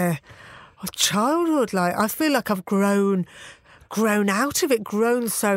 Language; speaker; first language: English; native; English